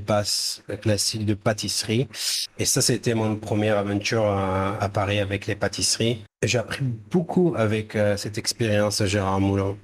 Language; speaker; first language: French; non-native, fluent; Hebrew